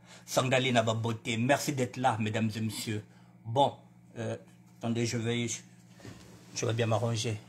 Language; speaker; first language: French; non-native, local second language; Lingala